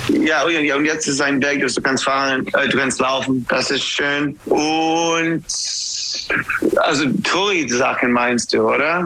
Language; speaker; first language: German; non-native, learner; English